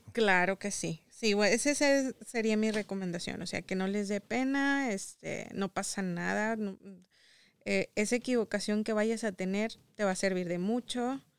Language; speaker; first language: Spanish; native; Spanish